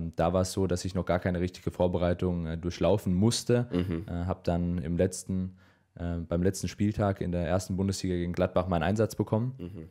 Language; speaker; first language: German; native; German